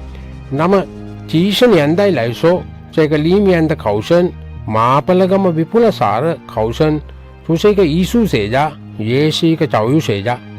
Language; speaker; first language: Chinese; non-native, learner; Sinhala